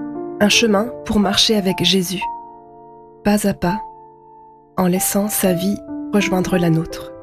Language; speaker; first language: French; native; French